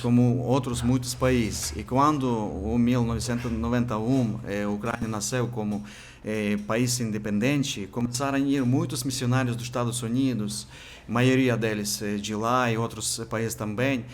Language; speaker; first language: Portuguese; non-native, fluent; Ukrainian